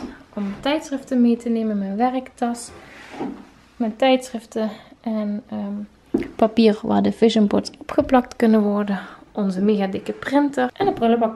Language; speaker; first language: Dutch; native; Dutch